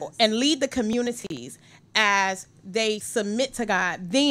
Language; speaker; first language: English; native; English